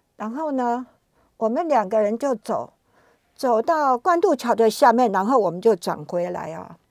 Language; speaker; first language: Chinese; native; Chinese